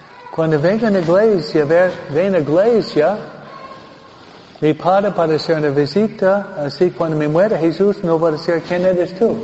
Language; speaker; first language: Spanish; non-native, fluent; English